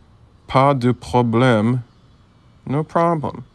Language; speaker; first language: French; non-native, learner; English